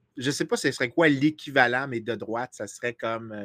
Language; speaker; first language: French; native; French